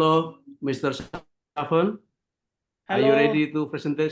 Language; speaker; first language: English; non-native, learner; Indonesian